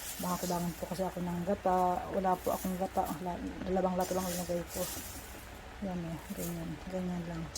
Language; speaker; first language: Filipino; non-native, local second language; Bikol